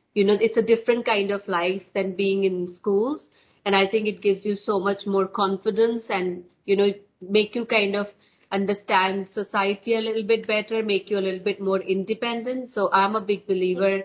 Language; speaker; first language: English; non-native, local second language; Hindi